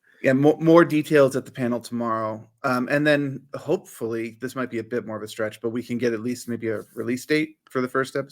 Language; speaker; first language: English; native; English